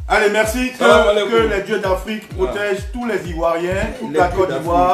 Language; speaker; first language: French; native; French